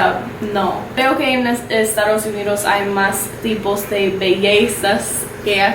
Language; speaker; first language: Spanish; non-native, learner; English